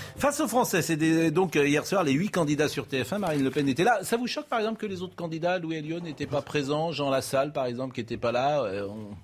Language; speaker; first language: French; native; French